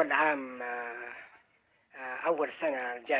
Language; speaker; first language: Arabic; non-native, fluent; Oromo